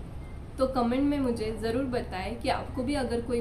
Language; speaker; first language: Hindi; non-native, local second language; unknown